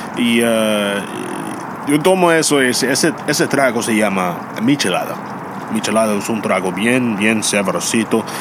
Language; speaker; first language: Spanish; non-native, learner; English